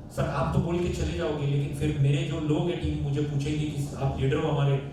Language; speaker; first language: Hindi; non-native, local second language; Marathi